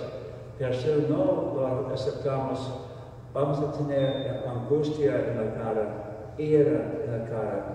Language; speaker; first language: Spanish; non-native, fluent; English